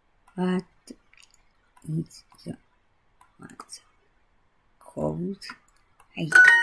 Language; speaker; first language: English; non-native, learner; Japanese